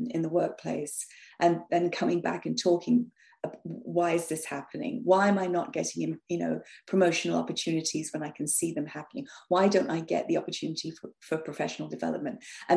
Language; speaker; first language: English; native; English